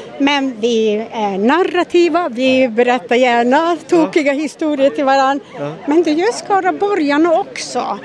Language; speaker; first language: Swedish; native; Swedish